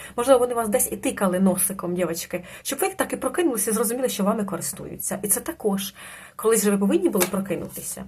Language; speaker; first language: Ukrainian; non-native, local second language; Russian